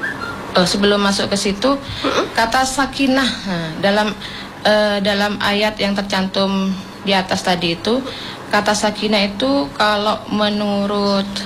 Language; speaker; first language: Indonesian; native; Indonesian